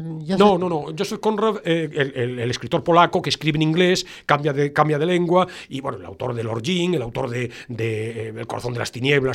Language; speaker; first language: Spanish; native; Spanish